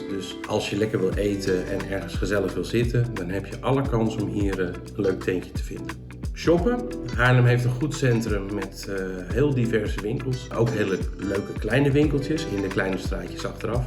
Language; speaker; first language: Dutch; native; Dutch